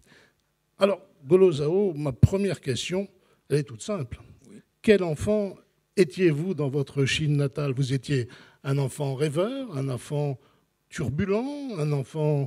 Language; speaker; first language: French; native; French